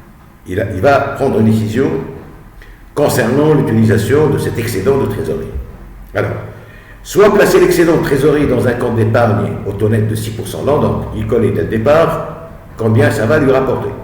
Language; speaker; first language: French; non-native, local second language; Arabic